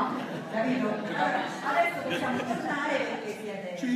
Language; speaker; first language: Italian; native; Italian